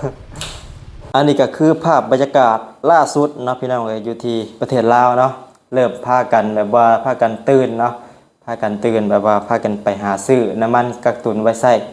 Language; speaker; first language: Thai; non-native, local second language; Northeastern Thai